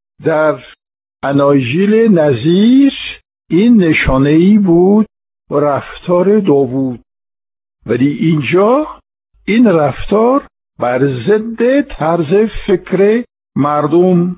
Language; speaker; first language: Persian; non-native, fluent; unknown